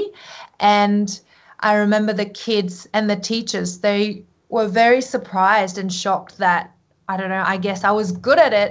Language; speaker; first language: English; early bilingual, other home language; Korean